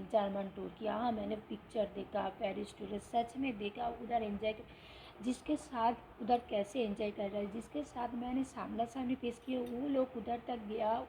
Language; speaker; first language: Hindi; non-native, local second language; Bangla